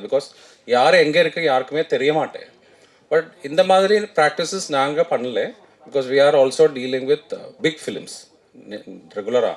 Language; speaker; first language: Tamil; non-native, fluent; Malayalam